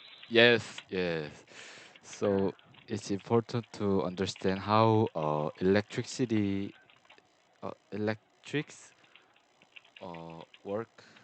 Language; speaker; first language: English; non-native, learner; Korean